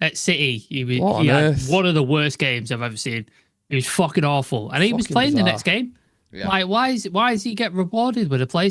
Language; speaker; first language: English; native; English